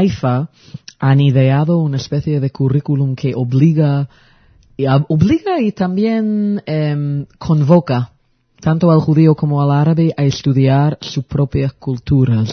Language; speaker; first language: Spanish; early bilingual, heritage; Spanish